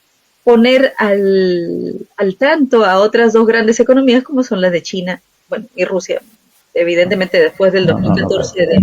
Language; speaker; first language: Spanish; native; Spanish